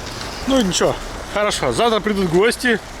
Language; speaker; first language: Russian; native; Russian